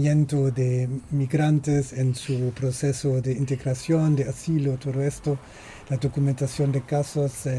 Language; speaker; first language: Spanish; non-native, fluent; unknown